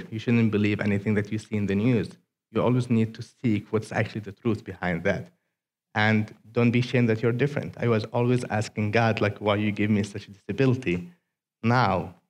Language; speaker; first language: English; non-native, fluent; Arabic